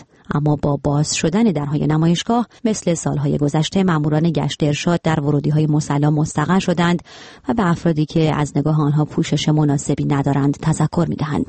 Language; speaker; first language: Persian; native; Persian